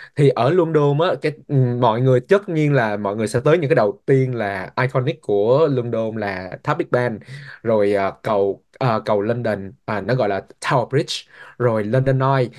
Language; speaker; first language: Vietnamese; native; Vietnamese